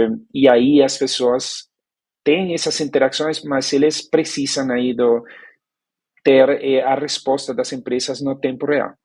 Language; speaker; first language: Portuguese; non-native, fluent; Spanish